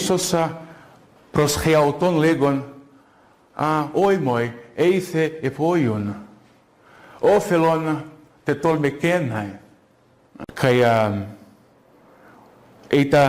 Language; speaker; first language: Greek; non-native, fluent; Portuguese